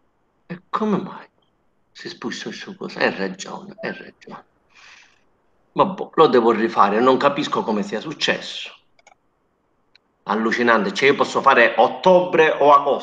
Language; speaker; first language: Italian; native; Italian